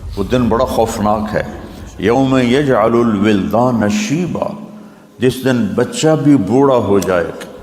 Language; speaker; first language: Urdu; non-native, local second language; Punjabi